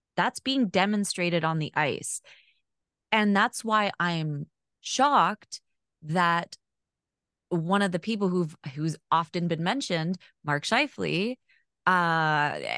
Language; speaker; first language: English; native; English